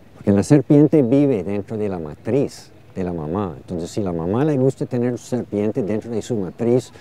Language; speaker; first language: Spanish; non-native, fluent; English